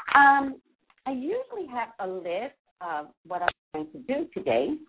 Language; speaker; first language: English; native; English